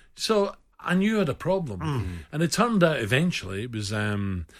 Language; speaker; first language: English; native; English